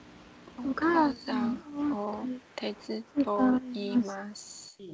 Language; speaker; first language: Japanese; non-native, learner; Chinese